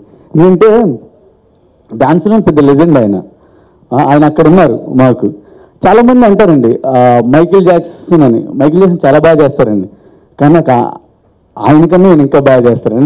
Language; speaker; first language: Telugu; native; Telugu